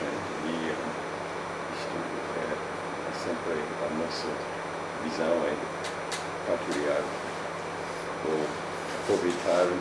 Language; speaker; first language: Portuguese; non-native, fluent; English